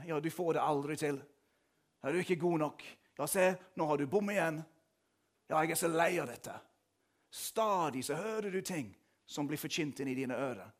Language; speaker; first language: Norwegian; non-native, fluent; English